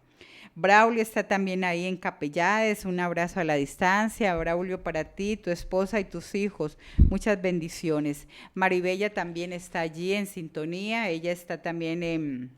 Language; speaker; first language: Spanish; native; Spanish